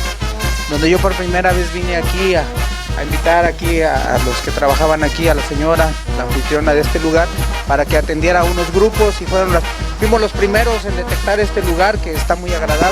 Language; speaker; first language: Spanish; native; Spanish